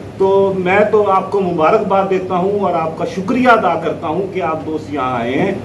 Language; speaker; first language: Urdu; non-native, local second language; Punjabi